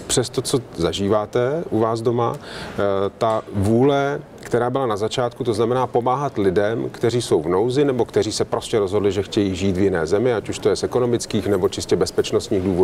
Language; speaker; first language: Czech; native; Czech